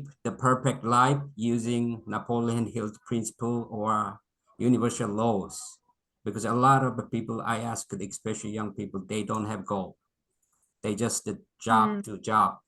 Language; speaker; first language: English; non-native, local second language; Korean